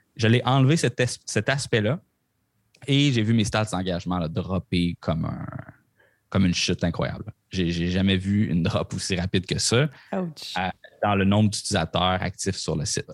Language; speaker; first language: French; native; French